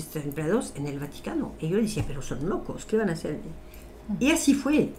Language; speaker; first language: Spanish; non-native, fluent; French